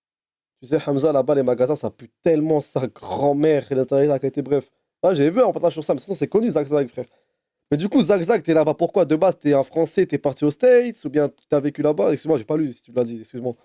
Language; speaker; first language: French; native; French